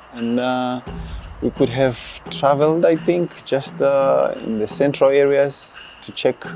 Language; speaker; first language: English; non-native, local second language; Shona